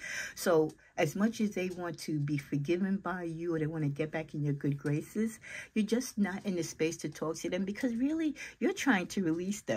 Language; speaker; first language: English; native; English